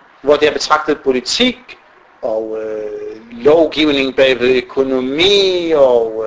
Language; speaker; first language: Danish; non-native, fluent; Arabic